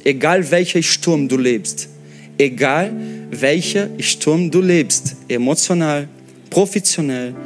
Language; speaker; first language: German; non-native, fluent; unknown